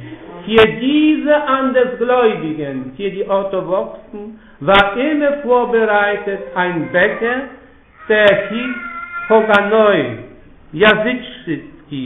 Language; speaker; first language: German; non-native, fluent; Polish